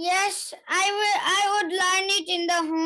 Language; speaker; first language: English; non-native, learner; Bangla